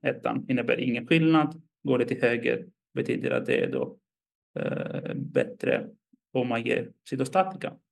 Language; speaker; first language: Swedish; non-native, fluent; Greek